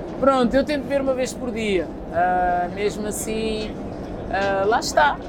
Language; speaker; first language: Portuguese; early bilingual, other home language; Kabuverdianu